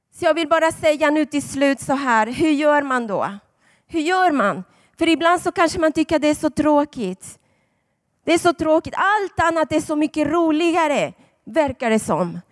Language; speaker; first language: Swedish; non-native, fluent; Spanish